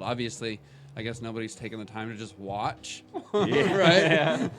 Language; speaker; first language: English; native; English